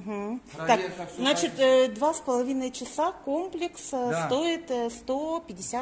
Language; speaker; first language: Russian; native; Russian